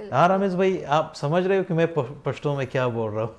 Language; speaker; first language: Hindi; non-native, fluent; Pashto